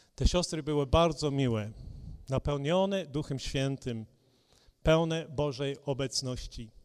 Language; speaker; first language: Polish; non-native, fluent; English